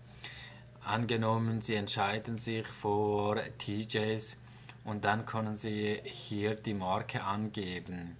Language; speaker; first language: German; non-native, fluent; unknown